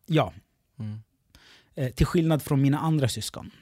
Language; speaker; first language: Swedish; early bilingual, other home language; Arabic